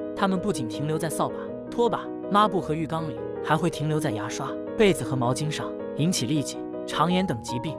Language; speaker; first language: Chinese; native; Chinese